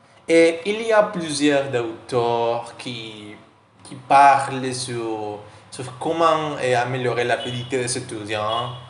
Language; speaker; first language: French; non-native, learner; Spanish